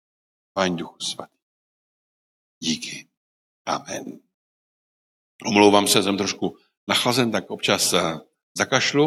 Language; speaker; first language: Czech; non-native, local second language; Polish